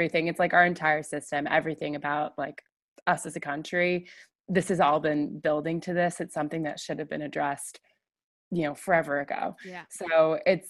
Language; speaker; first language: English; native; English